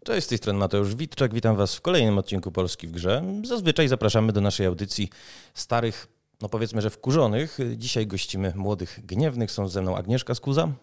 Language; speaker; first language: Polish; native; Polish